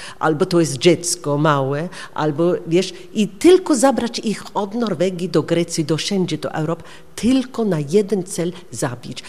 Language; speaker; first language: Polish; non-native, learner; Norwegian